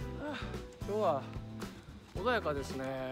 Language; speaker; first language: Japanese; native; Japanese